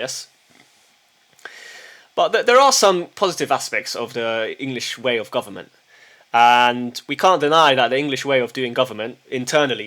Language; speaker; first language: English; early bilingual, heritage; English